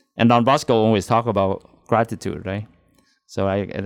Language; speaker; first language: English; non-native, fluent; Vietnamese